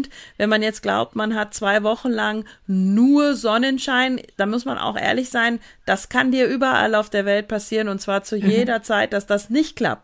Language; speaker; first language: German; native; German